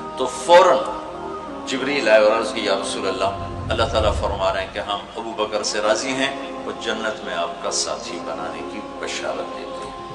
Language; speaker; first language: Urdu; non-native, local second language; Punjabi